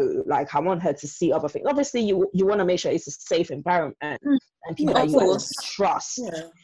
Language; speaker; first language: English; non-native, local second language; Yoruba